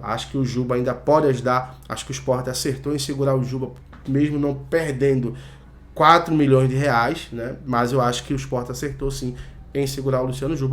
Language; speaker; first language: Portuguese; native; Portuguese